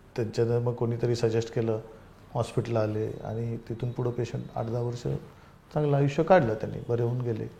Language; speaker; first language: Marathi; native; Marathi